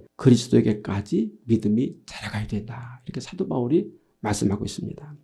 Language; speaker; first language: Korean; native; Korean